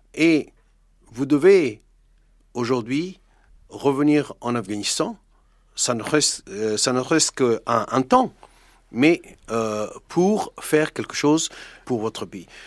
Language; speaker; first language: French; non-native, fluent; Persian